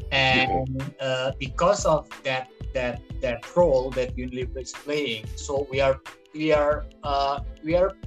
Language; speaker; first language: English; non-native, fluent; Indonesian